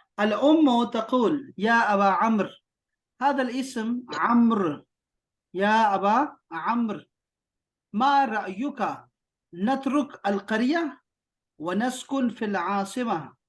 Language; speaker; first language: Arabic; non-native, fluent; Urdu